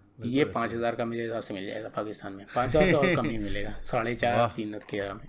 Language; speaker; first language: Hindi; native; Hindi